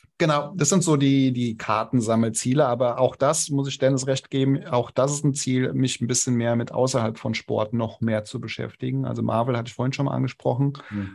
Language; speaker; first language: German; non-native, local second language; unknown